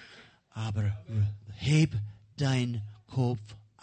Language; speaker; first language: German; non-native, learner; English